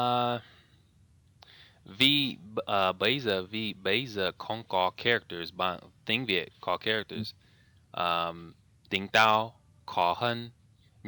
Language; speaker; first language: Vietnamese; non-native, learner; English